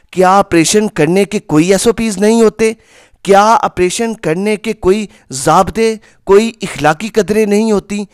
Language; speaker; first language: Urdu; non-native, local second language; Punjabi